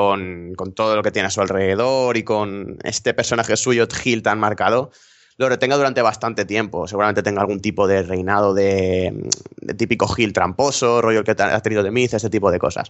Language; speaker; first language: Spanish; native; Spanish